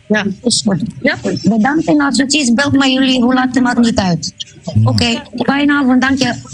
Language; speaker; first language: Dutch; non-native, learner; Romanian